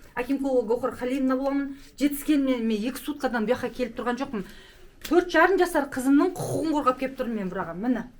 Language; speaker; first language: Kazakh; native; Kazakh